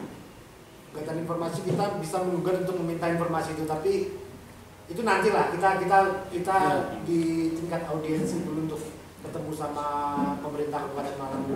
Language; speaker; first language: Indonesian; native; Indonesian